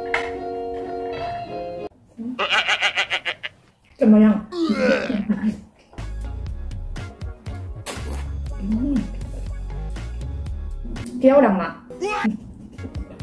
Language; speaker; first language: Chinese; non-native, learner; Korean